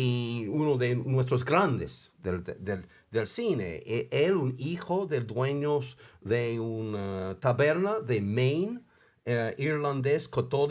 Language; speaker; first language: Spanish; non-native, fluent; English